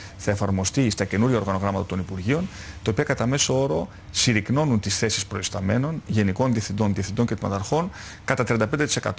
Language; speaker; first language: Greek; native; Greek